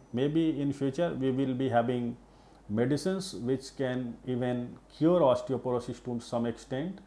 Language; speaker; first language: English; non-native, local second language; Bangla